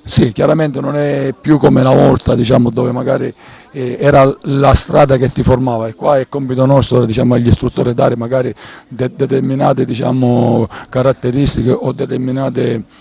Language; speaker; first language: Italian; native; Italian